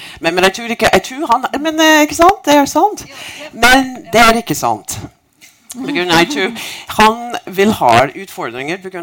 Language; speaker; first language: Norwegian; non-native, fluent; English